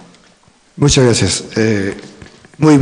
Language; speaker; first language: Spanish; non-native, fluent; Japanese